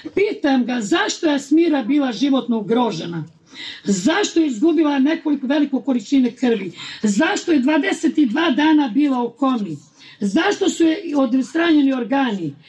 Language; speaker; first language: Croatian; non-native, local second language; Albanian